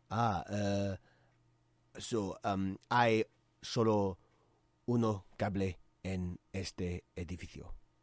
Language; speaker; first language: Spanish; non-native, learner; English